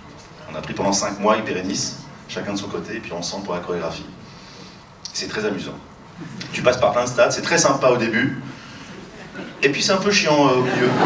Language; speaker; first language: French; native; French